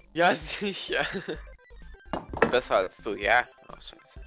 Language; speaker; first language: German; native; German